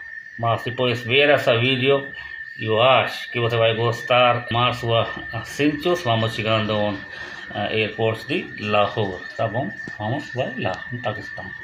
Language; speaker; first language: Portuguese; non-native, learner; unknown